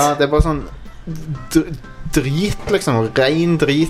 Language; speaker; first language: Norwegian; native; Norwegian